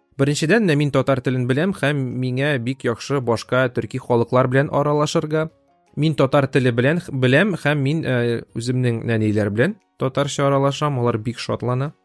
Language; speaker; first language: Russian; native; Russian